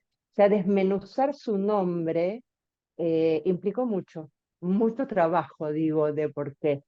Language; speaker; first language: Spanish; native; Spanish